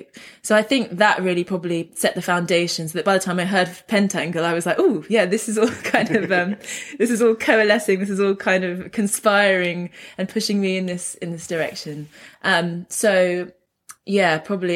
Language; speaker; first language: English; native; English